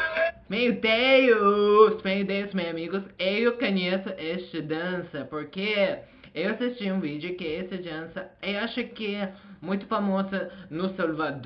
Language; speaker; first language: Portuguese; non-native, learner; Azerbaijani